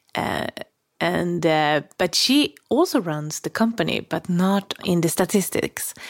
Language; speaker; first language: English; non-native, fluent; Swedish